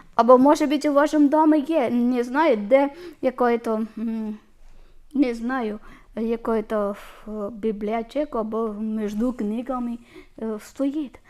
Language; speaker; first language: Ukrainian; non-native, learner; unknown